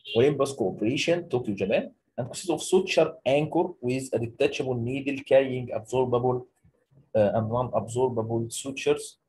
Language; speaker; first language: English; non-native, local second language; Arabic